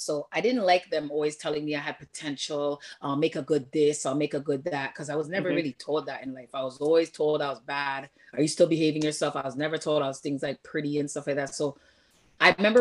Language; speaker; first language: English; native; English